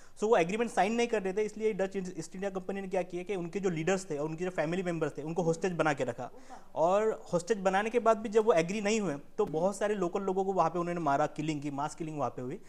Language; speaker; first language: Hindi; non-native, local second language; Marathi